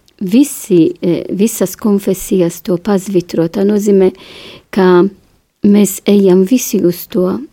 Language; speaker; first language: Latvian; non-native, fluent; Maltese